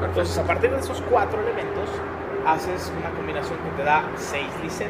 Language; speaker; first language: Spanish; native; Spanish